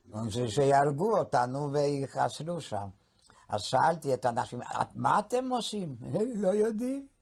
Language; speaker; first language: Hebrew; non-native, fluent; Polish